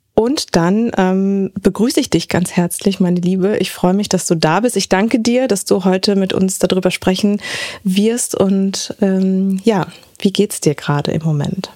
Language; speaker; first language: German; native; German